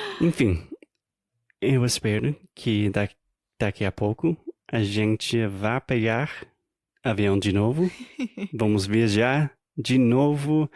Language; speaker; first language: Portuguese; non-native, fluent; English